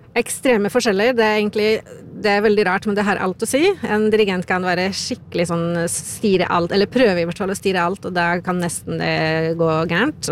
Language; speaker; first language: Norwegian; non-native, fluent; Polish